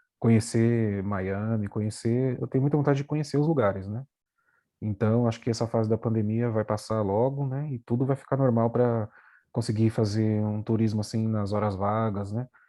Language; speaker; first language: Portuguese; native; Portuguese